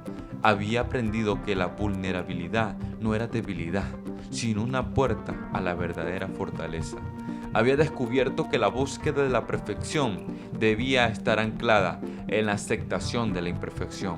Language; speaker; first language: Spanish; native; Spanish